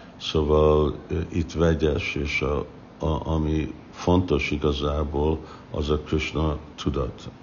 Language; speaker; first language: Hungarian; non-native, fluent; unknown